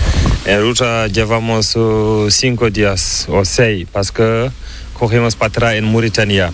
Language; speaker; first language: Spanish; non-native, learner; Fula